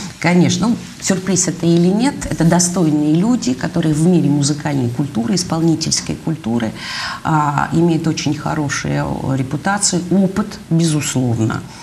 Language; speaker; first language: Russian; native; Russian